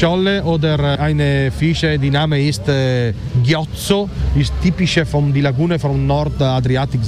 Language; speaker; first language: German; non-native, learner; Italian